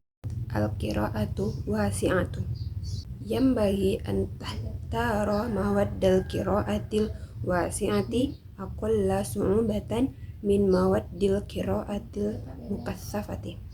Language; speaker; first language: Arabic; non-native, learner; Indonesian